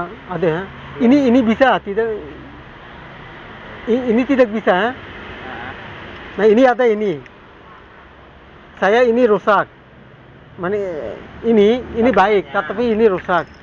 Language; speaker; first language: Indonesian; non-native, learner; Bangla